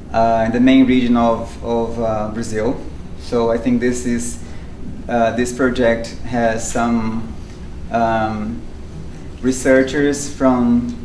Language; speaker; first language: English; non-native, fluent; Portuguese